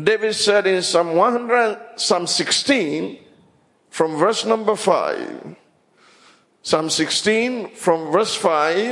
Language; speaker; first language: English; non-native, local second language; Yoruba